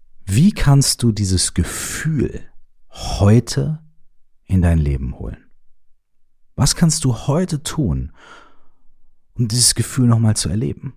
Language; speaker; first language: German; native; German